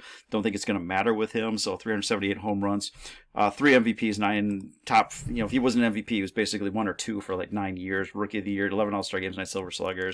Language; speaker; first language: English; native; English